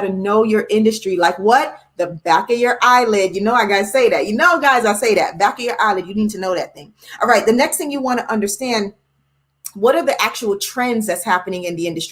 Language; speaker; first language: English; native; English